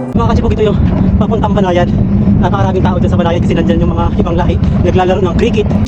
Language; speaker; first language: Filipino; native; Filipino